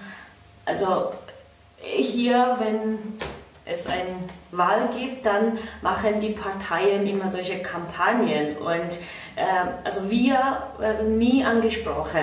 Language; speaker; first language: German; non-native, fluent; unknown